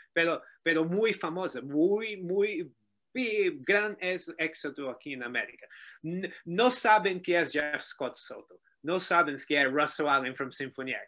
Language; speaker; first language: Spanish; non-native, learner; Portuguese